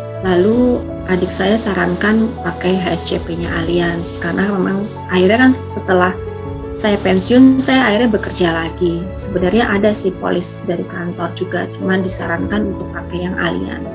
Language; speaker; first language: Indonesian; native; Indonesian